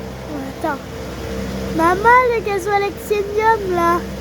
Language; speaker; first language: French; native; French